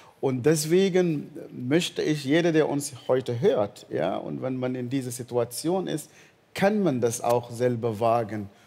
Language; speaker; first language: German; non-native, fluent; Arabic